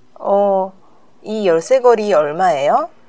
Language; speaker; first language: Korean; non-native, learner; Japanese